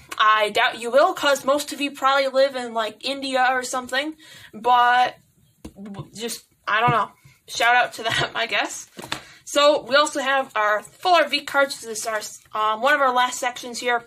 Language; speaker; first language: English; native; English